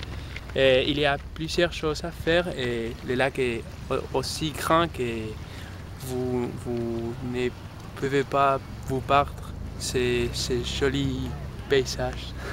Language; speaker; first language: French; non-native, fluent; Spanish